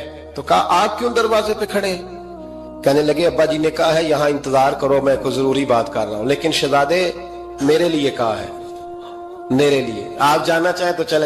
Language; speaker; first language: Urdu; native; Urdu